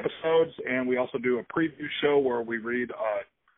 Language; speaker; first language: English; native; English